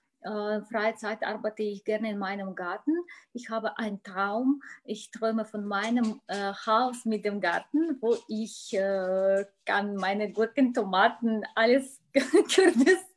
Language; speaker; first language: German; non-native, learner; Russian